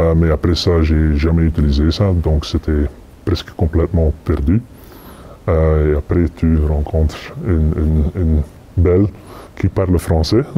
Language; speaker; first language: French; non-native, fluent; English